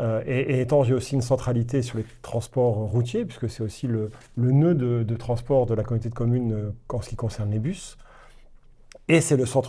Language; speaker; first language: French; native; French